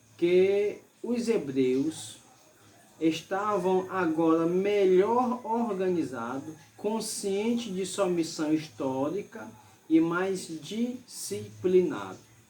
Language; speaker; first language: Portuguese; native; Portuguese